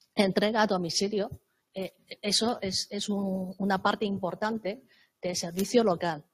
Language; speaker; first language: Spanish; non-native, fluent; Chinese